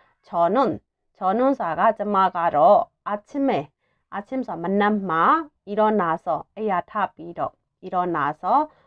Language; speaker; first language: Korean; non-native, fluent; Burmese